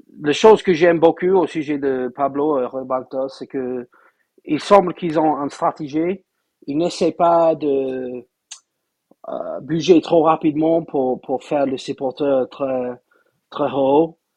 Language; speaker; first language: French; non-native, fluent; English